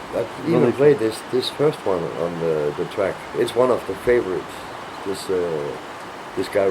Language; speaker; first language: English; non-native, fluent; Danish